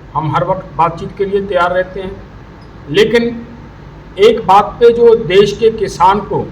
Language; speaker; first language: Hindi; non-native, local second language; Punjabi